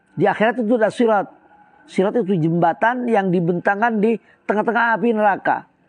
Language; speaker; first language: Indonesian; non-native, local second language; Madurese